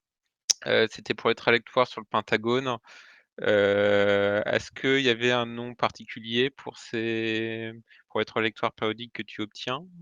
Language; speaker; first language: French; native; French